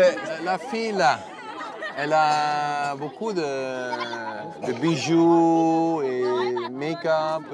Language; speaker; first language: French; non-native, fluent; Dutch